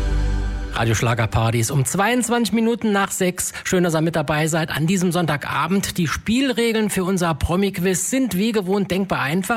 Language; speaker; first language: German; native; German